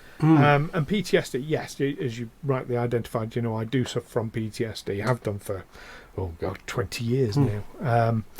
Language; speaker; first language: English; native; English